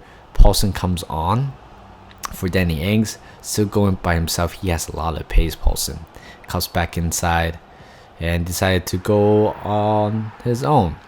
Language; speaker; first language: English; non-native, fluent; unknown